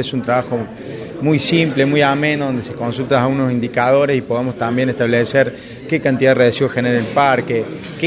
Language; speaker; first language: Spanish; native; Spanish